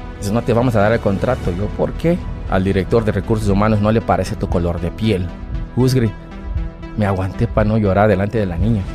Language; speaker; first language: Spanish; non-native, fluent; Portuguese